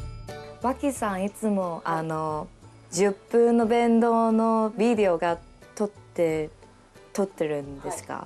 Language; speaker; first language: Japanese; non-native, learner; Cantonese